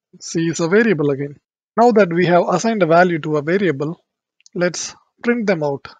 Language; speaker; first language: English; non-native, local second language; Tamil